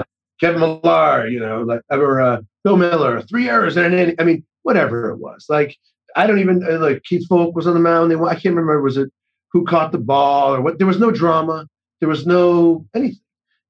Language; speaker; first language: English; native; English